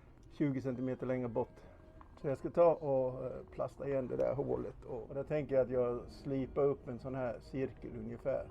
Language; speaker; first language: Swedish; native; Swedish